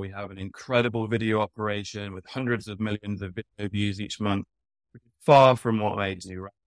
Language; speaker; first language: English; native; English